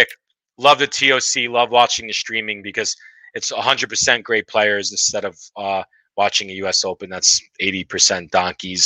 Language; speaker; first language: English; native; English